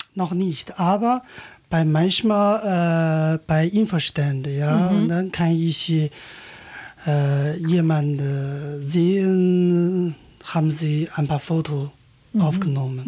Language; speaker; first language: German; non-native, learner; Chinese